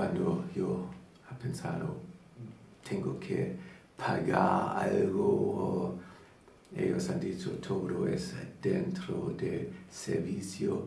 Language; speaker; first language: Spanish; non-native, learner; German